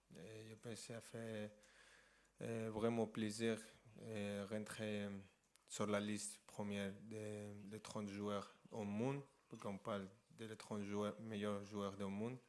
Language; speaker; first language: French; non-native, fluent; Spanish